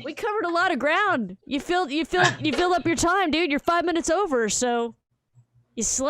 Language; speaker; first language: English; native; English